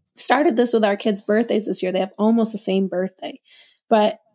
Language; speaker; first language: English; native; English